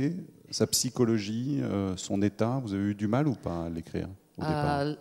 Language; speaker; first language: French; native; French